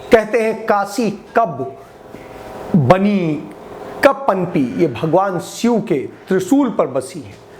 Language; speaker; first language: Hindi; native; Hindi